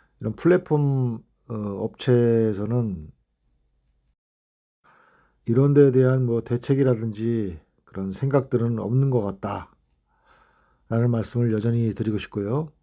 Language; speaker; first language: Korean; native; Korean